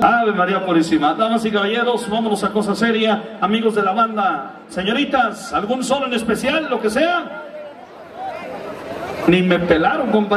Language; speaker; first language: Spanish; native; Spanish